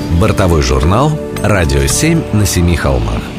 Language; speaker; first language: Russian; native; Russian